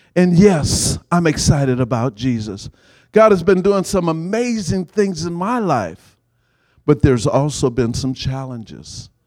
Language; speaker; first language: English; native; English